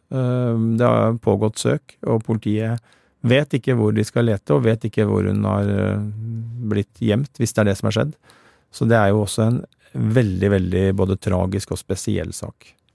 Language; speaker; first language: Norwegian; native; Norwegian